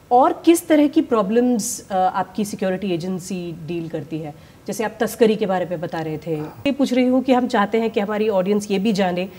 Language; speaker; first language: Hindi; native; Hindi